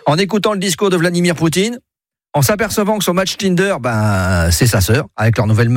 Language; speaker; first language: French; native; French